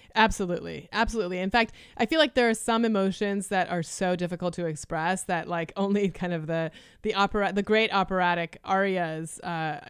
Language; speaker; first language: English; early bilingual, other home language; Lithuanian